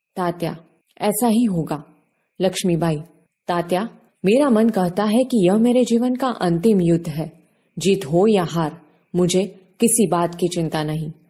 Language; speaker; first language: Hindi; non-native, local second language; Gujarati